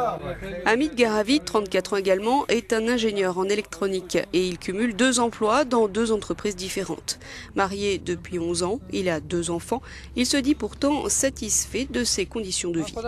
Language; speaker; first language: French; native; French